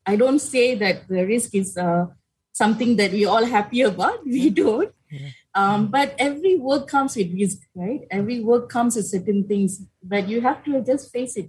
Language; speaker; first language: English; non-native, local second language; Tamil